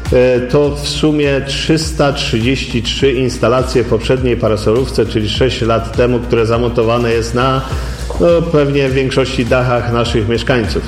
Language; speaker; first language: Polish; native; Polish